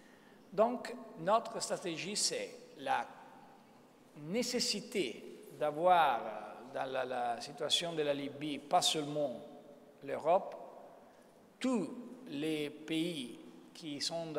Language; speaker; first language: French; non-native, fluent; Italian